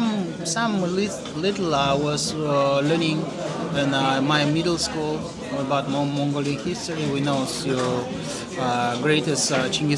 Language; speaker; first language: English; non-native, learner; Russian